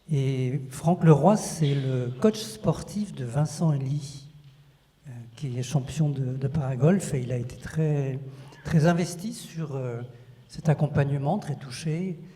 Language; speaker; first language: French; native; French